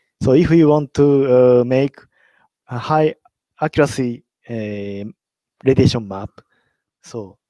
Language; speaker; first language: English; non-native, learner; Japanese